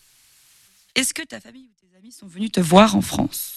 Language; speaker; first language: French; native; French